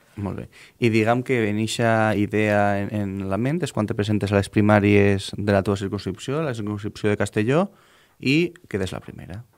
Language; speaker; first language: Catalan; native; Catalan